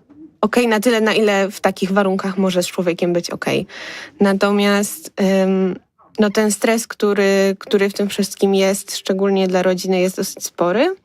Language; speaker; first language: Polish; native; Polish